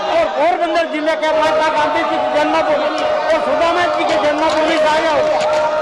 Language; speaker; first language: Hindi; non-native, local second language; Gujarati